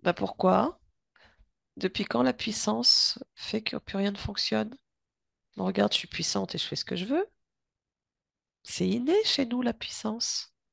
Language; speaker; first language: French; native; French